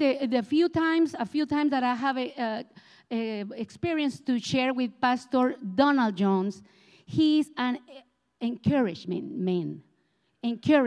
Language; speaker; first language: English; non-native, learner; Spanish